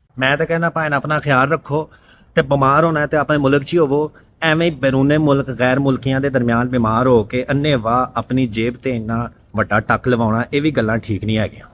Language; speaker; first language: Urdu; non-native, local second language; Punjabi